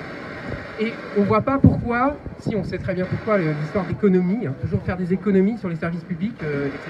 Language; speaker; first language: French; native; French